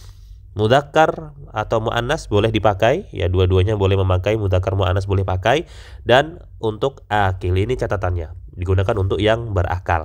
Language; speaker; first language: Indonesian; native; Indonesian